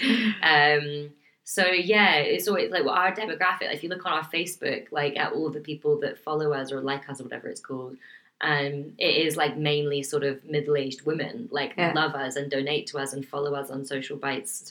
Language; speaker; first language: English; native; English